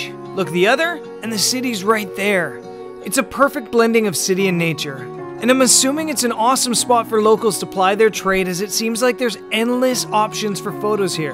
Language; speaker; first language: English; native; English